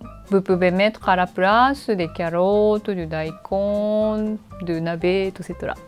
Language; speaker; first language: French; non-native, learner; Japanese